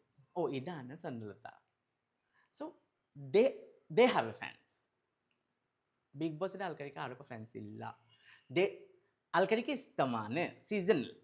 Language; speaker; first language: Malayalam; non-native, local second language; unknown